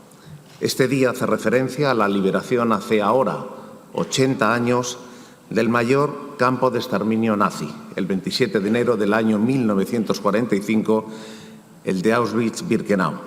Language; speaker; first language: Spanish; native; Spanish